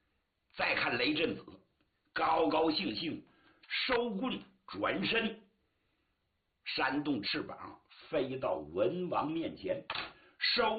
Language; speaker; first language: Chinese; native; Chinese